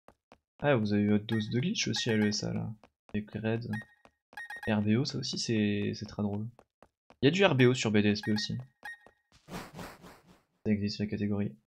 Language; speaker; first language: French; native; French